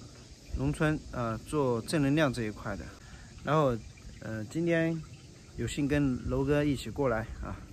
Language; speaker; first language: Chinese; native; Chinese